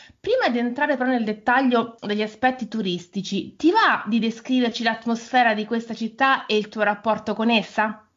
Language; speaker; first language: Italian; native; Italian